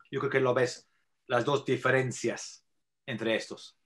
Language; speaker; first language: Spanish; non-native, fluent; English